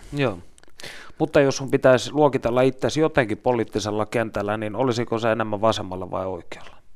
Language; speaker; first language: Finnish; native; Finnish